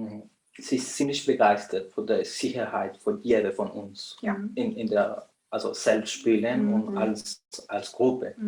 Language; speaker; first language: German; non-native, fluent; Spanish